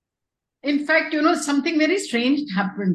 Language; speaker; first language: English; non-native, local second language; Hindi